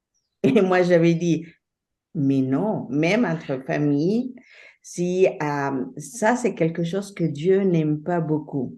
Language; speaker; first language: French; non-native, fluent; Spanish